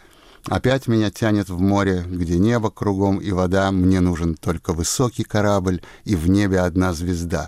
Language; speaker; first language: Russian; native; Russian